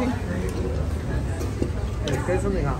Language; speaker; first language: Spanish; native; Spanish